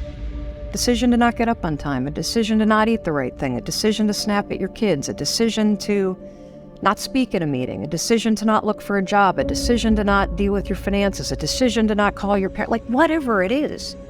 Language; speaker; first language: English; native; English